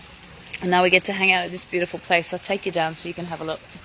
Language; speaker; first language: English; native; English